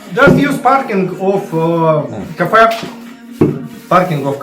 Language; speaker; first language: English; non-native, learner; Russian